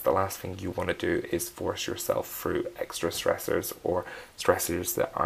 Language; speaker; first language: English; native; English